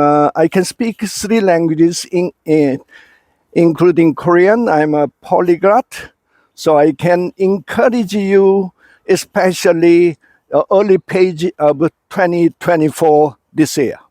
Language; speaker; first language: English; non-native, fluent; Korean